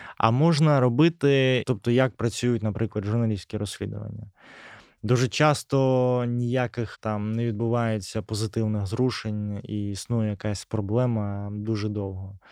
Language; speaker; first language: Ukrainian; native; Ukrainian